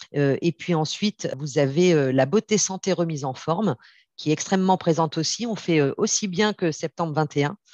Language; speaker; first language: French; native; French